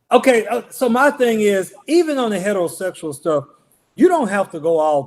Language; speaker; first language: English; native; English